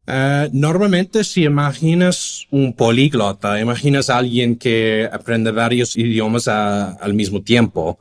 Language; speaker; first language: Spanish; non-native, fluent; English